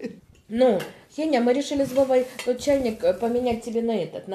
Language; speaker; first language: Polish; non-native, learner; Russian